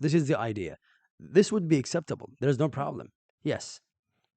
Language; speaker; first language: English; non-native, fluent; Arabic